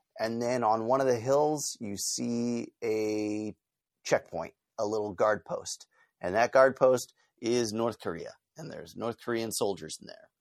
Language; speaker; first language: English; native; English